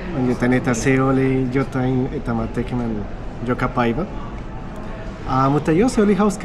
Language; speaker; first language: Finnish; non-native, learner; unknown